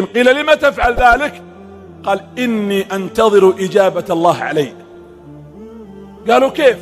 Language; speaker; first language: Arabic; native; Arabic